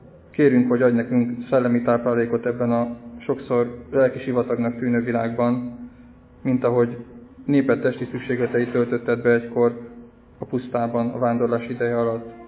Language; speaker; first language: Hungarian; native; Hungarian